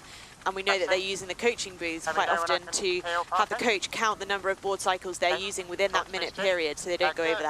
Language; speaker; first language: English; native; English